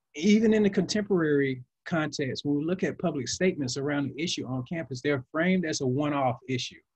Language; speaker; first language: English; native; English